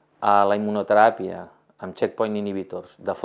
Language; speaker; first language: Catalan; native; Catalan